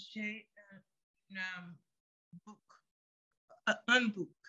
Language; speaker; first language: French; non-native, learner; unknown